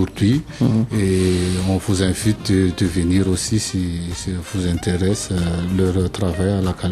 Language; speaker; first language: French; non-native, local second language; Malagasy